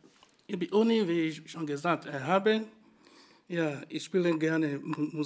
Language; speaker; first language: German; non-native, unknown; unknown